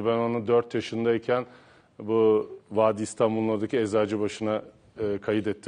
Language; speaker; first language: Turkish; native; Turkish